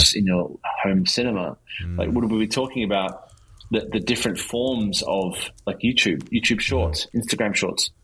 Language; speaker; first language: English; native; English